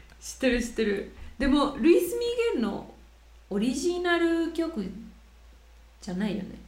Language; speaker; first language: Japanese; non-native, fluent; Spanish